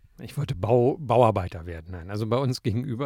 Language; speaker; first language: German; native; German